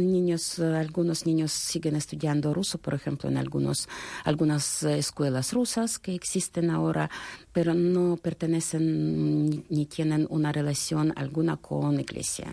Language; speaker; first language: Spanish; non-native, fluent; Russian